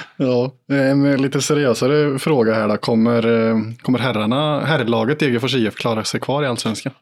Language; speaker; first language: Swedish; native; Swedish